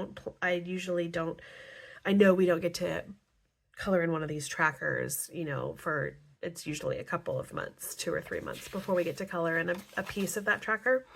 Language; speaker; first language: English; native; English